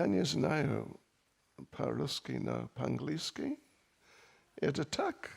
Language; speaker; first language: Russian; non-native, learner; English